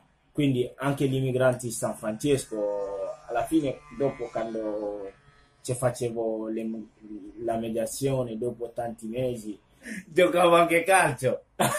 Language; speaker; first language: Italian; non-native, local second language; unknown